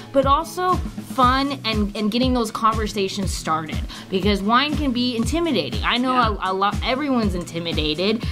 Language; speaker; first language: English; native; English